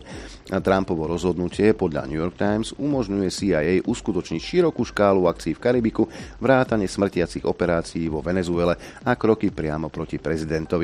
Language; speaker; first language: Slovak; native; Slovak